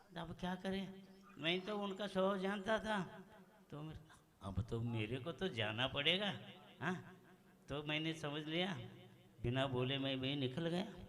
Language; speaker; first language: Hindi; non-native, local second language; Kannada